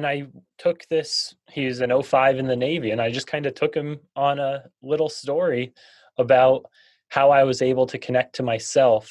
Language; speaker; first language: English; native; English